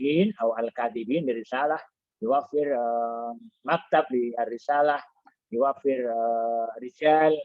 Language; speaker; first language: Arabic; non-native, fluent; Indonesian